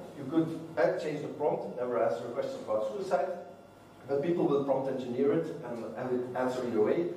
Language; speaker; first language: English; non-native, fluent; Dutch